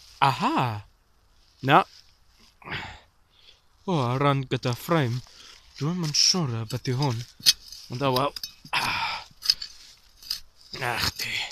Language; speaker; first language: Welsh; non-native, learner; English